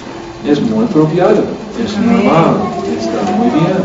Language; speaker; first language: Spanish; non-native, learner; English